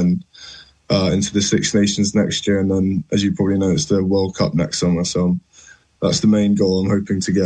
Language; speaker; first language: English; native; English